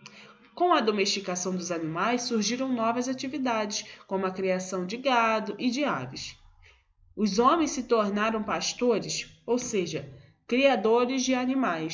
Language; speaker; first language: Portuguese; native; Portuguese